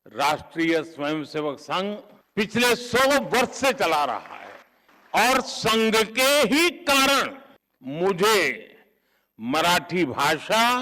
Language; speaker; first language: Hindi; non-native, local second language; Gujarati